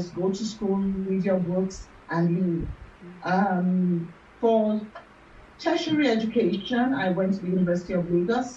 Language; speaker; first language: English; non-native, local second language; Yoruba